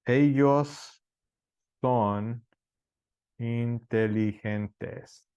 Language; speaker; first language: Spanish; non-native, fluent; English